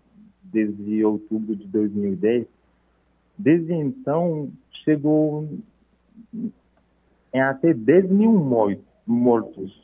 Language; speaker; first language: Portuguese; non-native, fluent; Haitian Creole